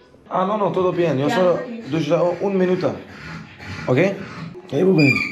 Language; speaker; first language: Portuguese; non-native, learner; Swedish